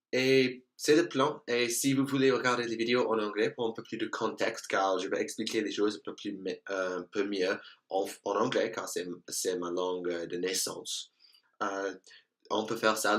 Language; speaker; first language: French; non-native, learner; English